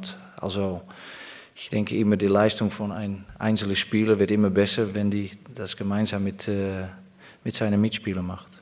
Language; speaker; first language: German; non-native, fluent; Dutch